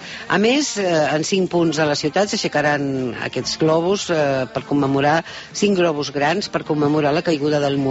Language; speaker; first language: Catalan; native; Catalan